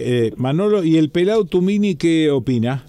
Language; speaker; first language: Spanish; native; Spanish